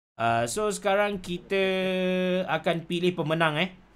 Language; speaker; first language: Malay; native; Malay